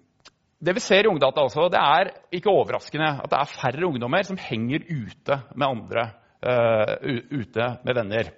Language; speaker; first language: Norwegian; native; Norwegian